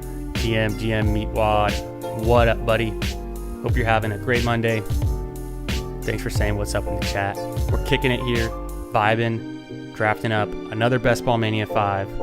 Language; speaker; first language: English; native; English